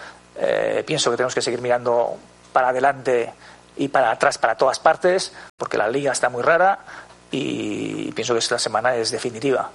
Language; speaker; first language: Spanish; native; Spanish